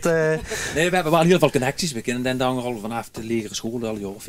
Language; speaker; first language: Dutch; native; Dutch